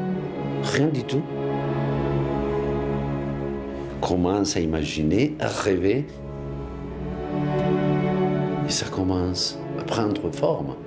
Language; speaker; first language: French; non-native, fluent; Spanish